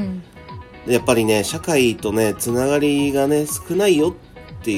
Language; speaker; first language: Japanese; native; Japanese